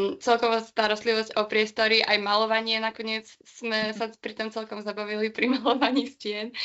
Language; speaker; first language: Slovak; native; Slovak